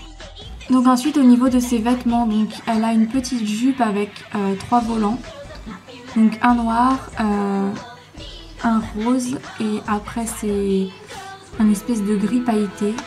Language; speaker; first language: French; native; French